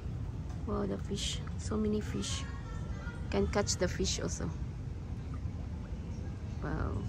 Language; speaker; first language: English; non-native, local second language; Filipino